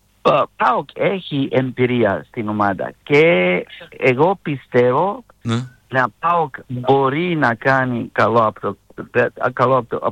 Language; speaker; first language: Greek; non-native, learner; Serbian